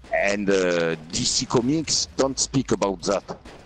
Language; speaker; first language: English; non-native, learner; French